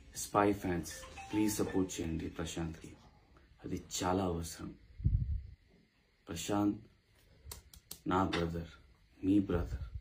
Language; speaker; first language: Telugu; non-native, learner; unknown